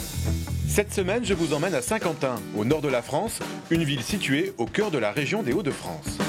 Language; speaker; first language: French; native; French